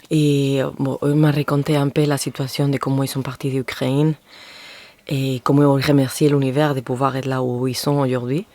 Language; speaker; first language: French; non-native, fluent; Spanish